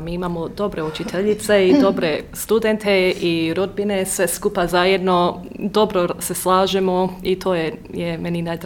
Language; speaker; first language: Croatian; early bilingual, heritage; Croatian